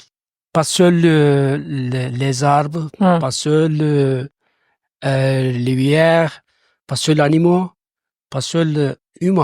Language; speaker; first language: French; non-native, learner; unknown